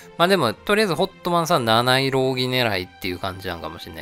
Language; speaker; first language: Japanese; native; Japanese